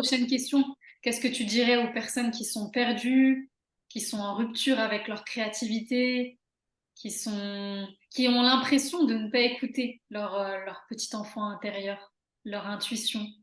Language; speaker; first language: French; native; French